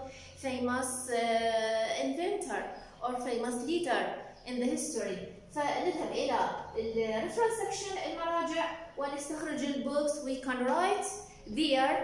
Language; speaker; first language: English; non-native, fluent; Arabic